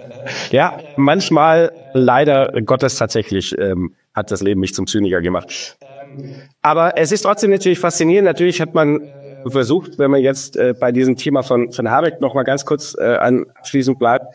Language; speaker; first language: German; native; German